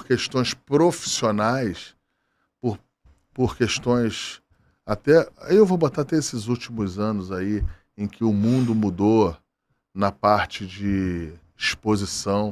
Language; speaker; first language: Portuguese; native; Portuguese